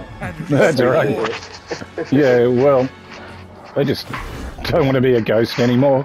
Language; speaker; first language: English; native; English